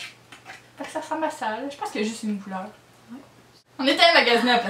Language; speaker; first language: French; native; French